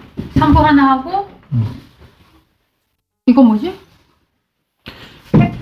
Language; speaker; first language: Korean; non-native, fluent; Vietnamese